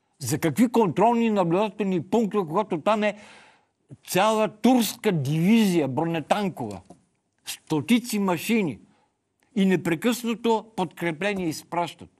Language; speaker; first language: Bulgarian; native; Bulgarian